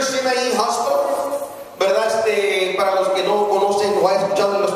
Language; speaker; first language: Spanish; native; Spanish